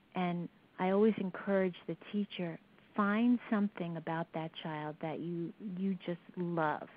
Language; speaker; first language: English; native; English